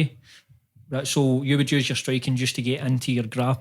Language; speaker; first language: English; native; English